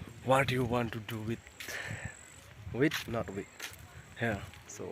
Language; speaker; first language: English; non-native, local second language; Hindi